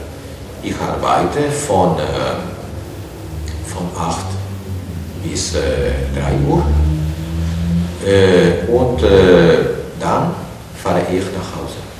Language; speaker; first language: German; non-native, learner; Spanish